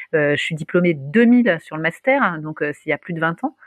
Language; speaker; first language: French; native; French